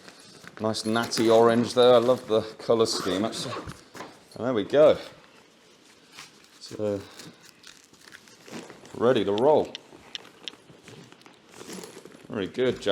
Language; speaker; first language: English; native; English